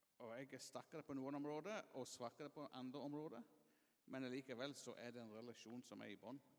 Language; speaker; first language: Norwegian; non-native, fluent; English